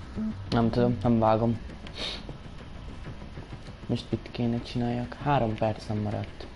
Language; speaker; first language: Hungarian; native; Hungarian